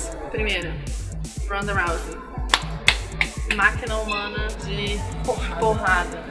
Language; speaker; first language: Portuguese; native; Portuguese